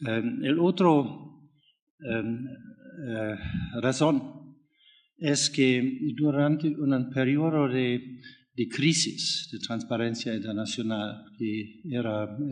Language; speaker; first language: Spanish; non-native, learner; German